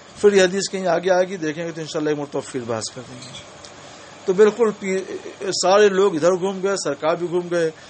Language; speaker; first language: Urdu; native; Urdu